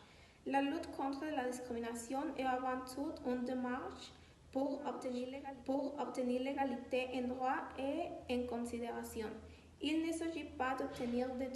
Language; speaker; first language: French; non-native, learner; Spanish